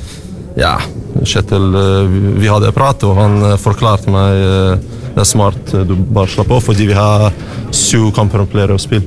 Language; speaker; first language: Norwegian; non-native, learner; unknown